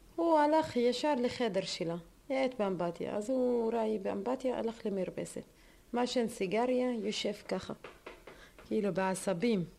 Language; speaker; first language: Hebrew; non-native, learner; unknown